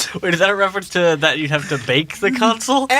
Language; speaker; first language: English; native; English